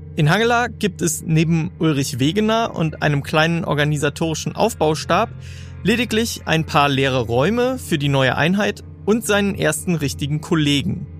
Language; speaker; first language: German; native; German